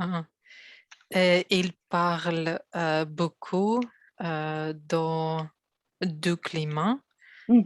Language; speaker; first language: French; non-native, learner; Russian